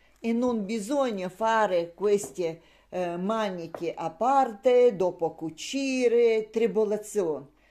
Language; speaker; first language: Italian; non-native, learner; Russian